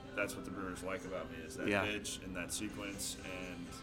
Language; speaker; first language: English; native; English